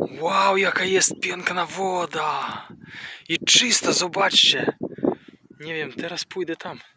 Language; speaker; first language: Polish; non-native, fluent; Russian